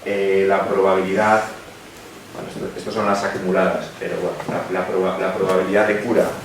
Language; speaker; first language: Spanish; native; Spanish